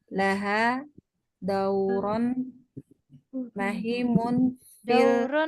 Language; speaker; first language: Arabic; non-native, learner; Indonesian